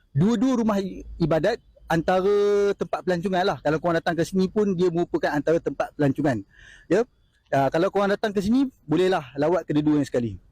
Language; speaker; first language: Malay; native; Malay